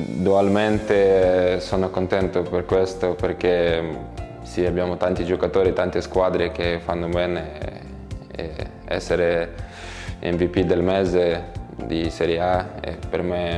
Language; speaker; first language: Italian; non-native, learner; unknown